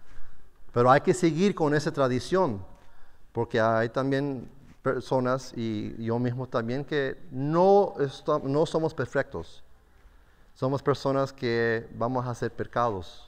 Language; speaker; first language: Spanish; non-native, fluent; English